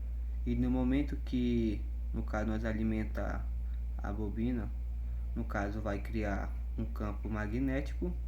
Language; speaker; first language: Portuguese; native; Portuguese